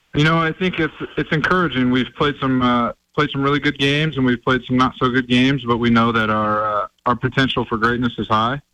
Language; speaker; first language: English; native; English